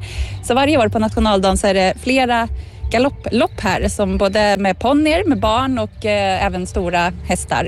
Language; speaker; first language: Swedish; native; Swedish